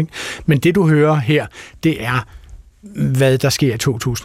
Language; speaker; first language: Danish; native; Danish